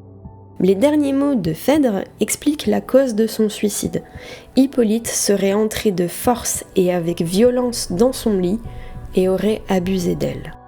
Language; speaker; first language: French; native; French